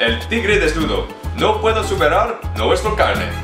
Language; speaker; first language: Spanish; non-native, learner; English